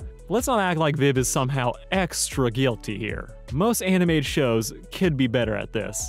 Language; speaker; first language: English; native; English